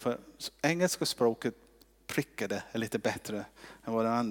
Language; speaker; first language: Swedish; non-native, fluent; English